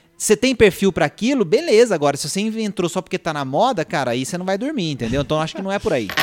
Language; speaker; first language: Portuguese; native; Portuguese